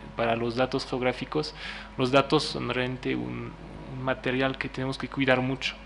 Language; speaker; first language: Spanish; non-native, fluent; French